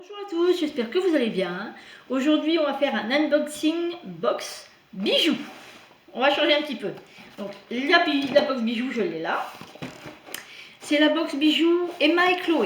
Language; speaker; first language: French; native; French